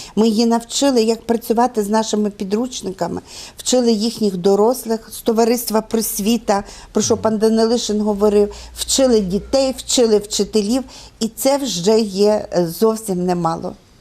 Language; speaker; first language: Ukrainian; native; Ukrainian